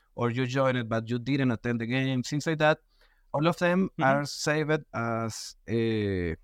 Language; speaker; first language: English; non-native, fluent; Spanish